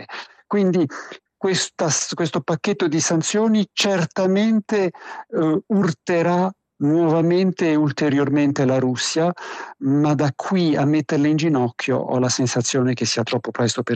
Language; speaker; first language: Italian; native; Italian